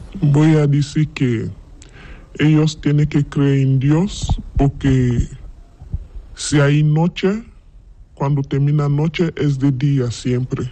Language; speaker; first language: Spanish; non-native, learner; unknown